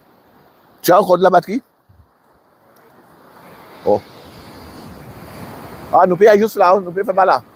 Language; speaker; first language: French; native; French